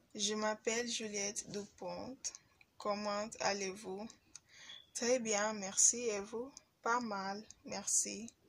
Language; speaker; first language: French; non-native, learner; Kabuverdianu